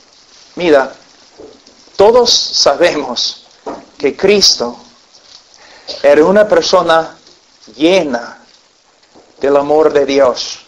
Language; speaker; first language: Spanish; non-native, fluent; English